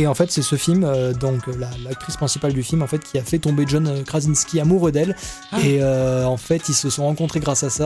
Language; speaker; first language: French; native; French